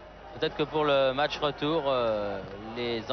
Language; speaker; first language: French; native; French